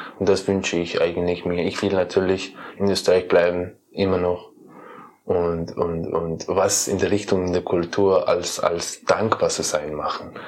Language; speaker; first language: German; non-native, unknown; Persian